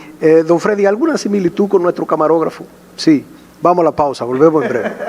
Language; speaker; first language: Spanish; native; Spanish